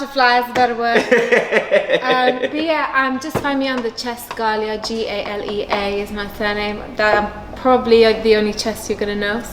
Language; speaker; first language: English; non-native, local second language; Maltese